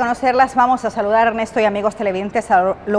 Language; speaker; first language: Spanish; native; Spanish